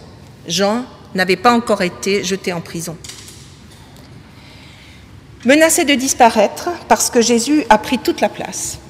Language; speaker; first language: French; native; French